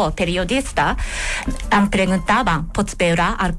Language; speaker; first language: Catalan; non-native, learner; Japanese